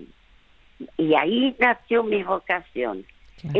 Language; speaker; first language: Spanish; early bilingual, other home language; French